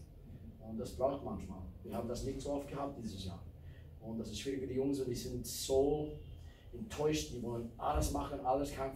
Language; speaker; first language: German; non-native, fluent; English